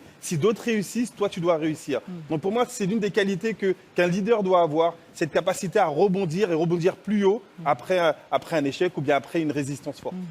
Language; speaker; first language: French; native; French